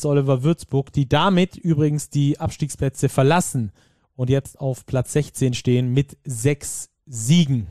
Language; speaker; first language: German; native; German